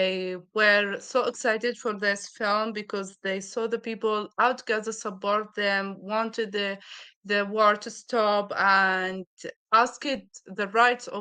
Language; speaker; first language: English; non-native, learner; Arabic